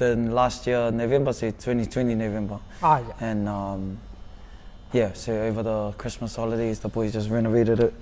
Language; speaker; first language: English; native; English